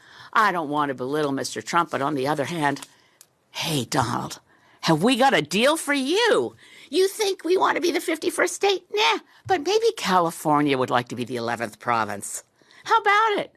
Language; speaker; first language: English; native; English